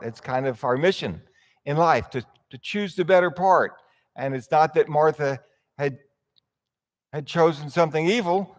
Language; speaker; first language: English; native; English